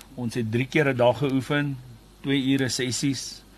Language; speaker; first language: Afrikaans; native; Afrikaans